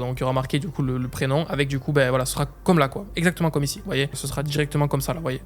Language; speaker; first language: French; native; French